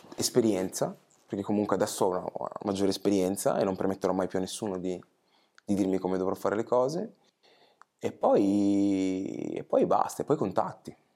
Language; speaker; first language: Italian; early bilingual, other home language; Portuguese